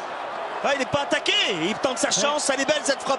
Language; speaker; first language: French; native; French